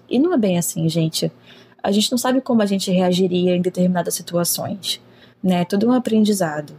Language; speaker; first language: Portuguese; native; Portuguese